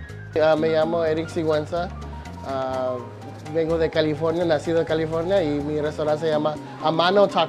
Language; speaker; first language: Spanish; early bilingual, other home language; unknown